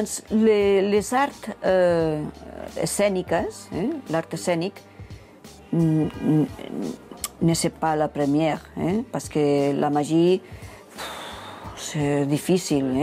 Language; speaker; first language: French; non-native, learner; Catalan